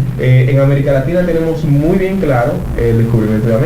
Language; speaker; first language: Spanish; native; Spanish